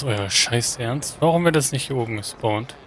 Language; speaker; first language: German; native; German